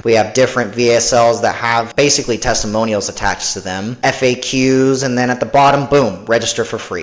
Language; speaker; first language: English; native; English